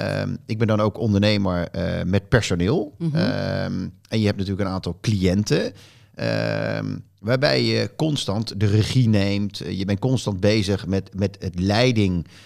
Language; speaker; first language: Dutch; native; Dutch